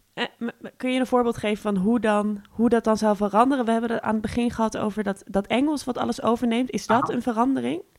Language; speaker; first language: Dutch; native; Dutch